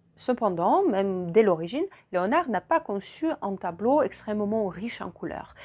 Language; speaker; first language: French; non-native, fluent; Russian